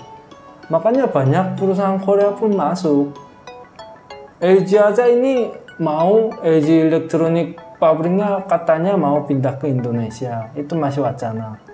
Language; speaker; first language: Indonesian; non-native, fluent; Korean